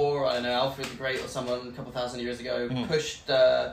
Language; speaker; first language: English; native; English